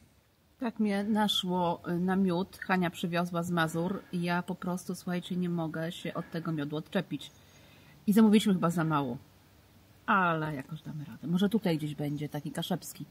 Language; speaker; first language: Polish; native; Polish